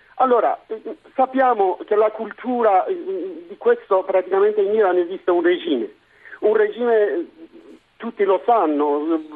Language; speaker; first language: Italian; non-native, fluent; Persian